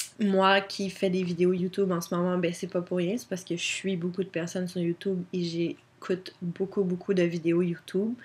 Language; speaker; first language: French; native; French